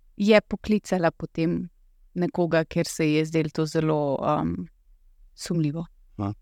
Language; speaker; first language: Slovenian; early bilingual, other home language; Russian